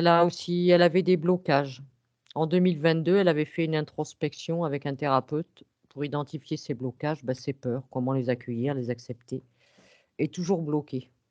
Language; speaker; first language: French; native; French